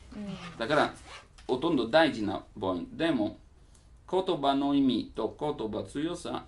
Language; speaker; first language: Japanese; non-native, learner; Italian